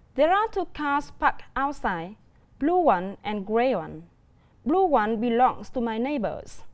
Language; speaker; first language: English; non-native, fluent; Vietnamese